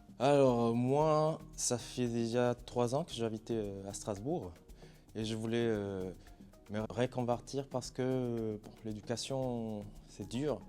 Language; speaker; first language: French; non-native, fluent; Spanish